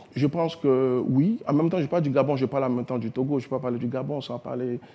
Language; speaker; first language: French; non-native, local second language; Ewe